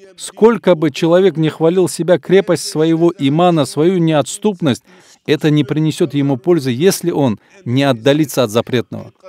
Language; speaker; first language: Russian; non-native, local second language; Avaric